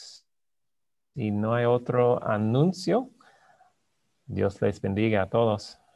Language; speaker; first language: Spanish; non-native, fluent; English